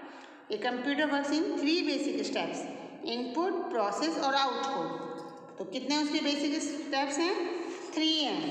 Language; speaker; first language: Hindi; native; Hindi